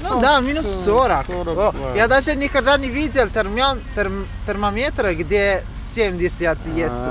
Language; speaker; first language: Russian; non-native, learner; Italian